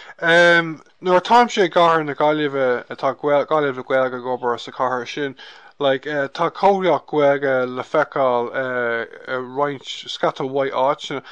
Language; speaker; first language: Irish; non-native, local second language; English